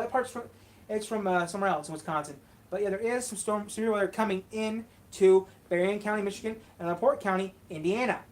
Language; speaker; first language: English; native; English